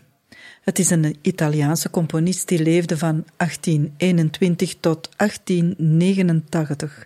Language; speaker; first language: Dutch; native; Dutch